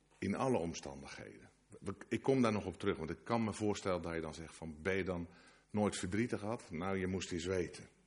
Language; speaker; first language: Dutch; native; Dutch